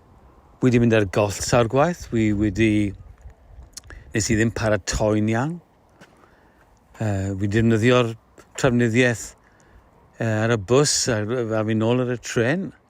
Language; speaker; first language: Welsh; native; Welsh